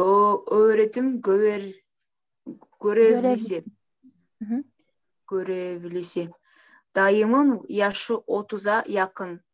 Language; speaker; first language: Turkish; non-native, learner; Kyrgyz